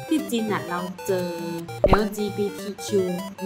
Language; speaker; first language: Thai; non-native, fluent; Chinese